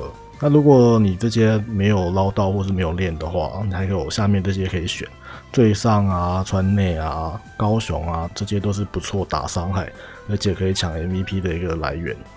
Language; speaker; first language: Chinese; native; Chinese